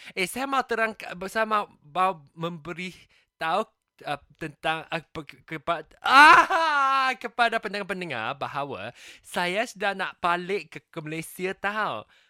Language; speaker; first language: Malay; non-native, local second language; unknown